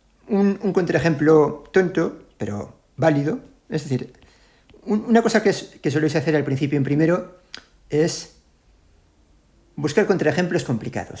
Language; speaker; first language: Spanish; native; Spanish